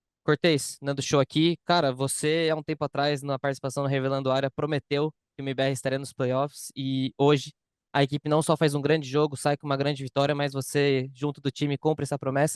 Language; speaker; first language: Portuguese; native; Portuguese